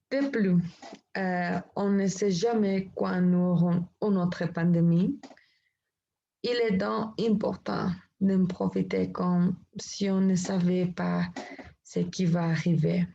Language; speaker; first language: French; non-native, learner; Spanish